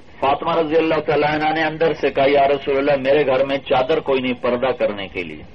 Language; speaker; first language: Urdu; non-native, local second language; Punjabi